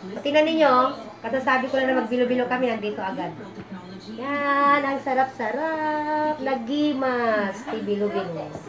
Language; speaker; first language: Filipino; non-native, local second language; Iloko